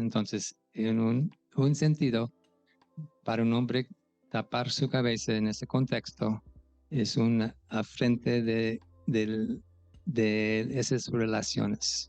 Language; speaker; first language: Spanish; non-native, fluent; English